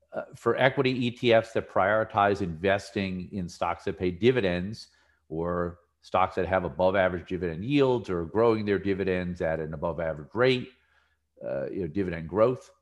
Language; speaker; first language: English; native; English